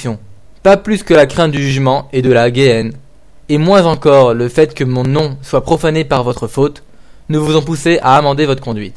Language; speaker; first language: French; native; French